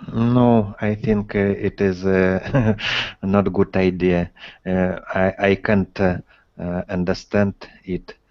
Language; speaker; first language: English; non-native, learner; Russian